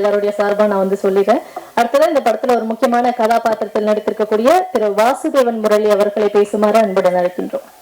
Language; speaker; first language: Tamil; native; Tamil